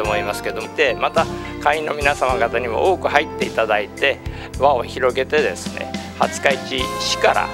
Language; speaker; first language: Japanese; native; Japanese